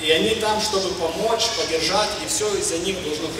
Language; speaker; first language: Russian; early bilingual, heritage; Russian